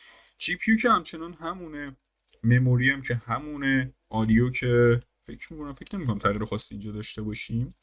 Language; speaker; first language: Persian; native; Persian